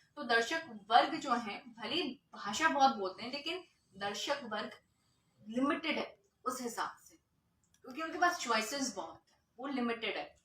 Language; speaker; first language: Hindi; native; Hindi